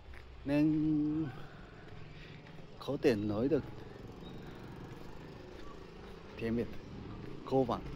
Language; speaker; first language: Vietnamese; non-native, learner; Japanese